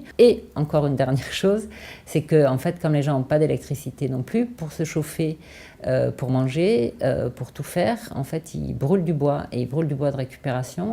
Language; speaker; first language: French; native; French